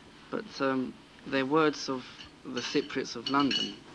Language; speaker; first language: English; early bilingual, other home language; Greek